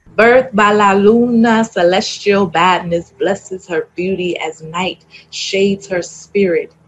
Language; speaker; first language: English; native; English